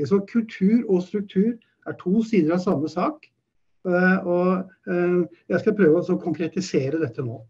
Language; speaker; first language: Norwegian; native; Norwegian